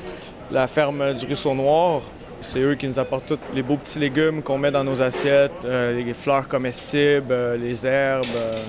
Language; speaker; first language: French; native; French